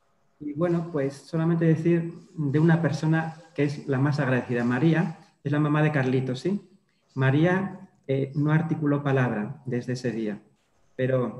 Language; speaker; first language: Spanish; native; Spanish